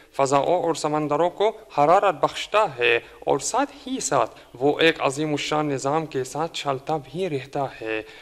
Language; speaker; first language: Urdu; non-native, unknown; Arabic